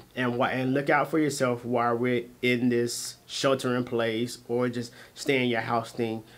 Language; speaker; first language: English; native; English